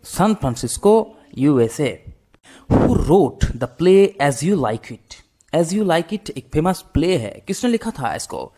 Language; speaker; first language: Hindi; non-native, local second language; Bangla